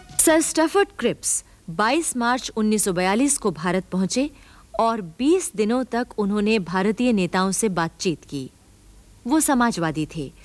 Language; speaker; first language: Hindi; native; Hindi